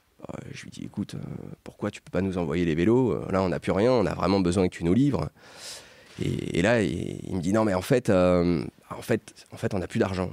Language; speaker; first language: French; native; French